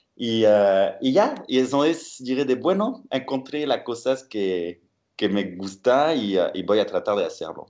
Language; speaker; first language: Spanish; non-native, fluent; French